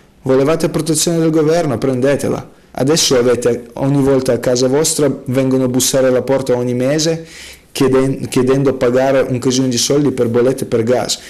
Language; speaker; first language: Italian; non-native, fluent; Russian